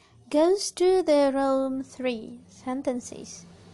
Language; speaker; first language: English; non-native, fluent; Indonesian